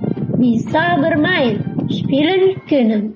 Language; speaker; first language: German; non-native, learner; Indonesian